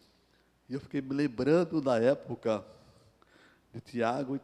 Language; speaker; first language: Portuguese; native; Portuguese